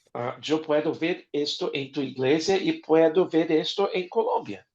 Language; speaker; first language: Spanish; non-native, fluent; Portuguese